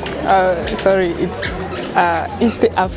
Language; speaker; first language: English; non-native, local second language; Swahili